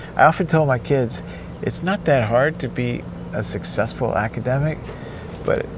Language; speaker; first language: English; early bilingual, other home language; Spanish